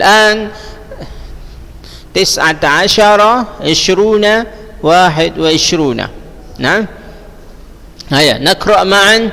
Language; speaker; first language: Arabic; non-native, fluent; Indonesian